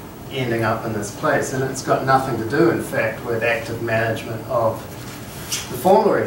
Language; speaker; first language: English; native; English